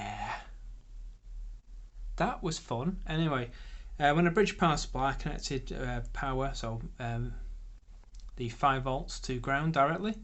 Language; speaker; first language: English; native; English